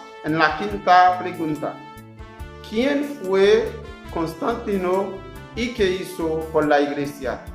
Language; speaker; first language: Spanish; non-native, learner; Haitian Creole